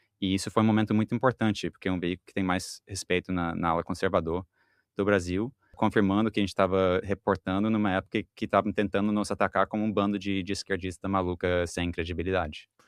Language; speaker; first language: Portuguese; non-native, fluent; English